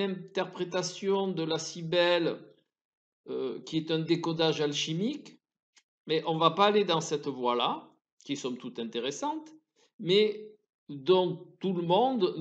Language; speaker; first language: French; native; French